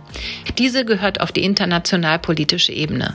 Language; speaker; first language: German; native; German